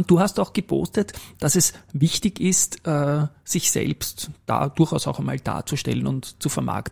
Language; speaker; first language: German; native; German